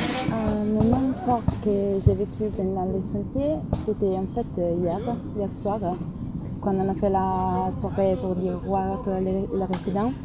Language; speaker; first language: French; non-native, learner; Italian